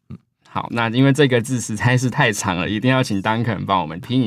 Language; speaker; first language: Chinese; native; Chinese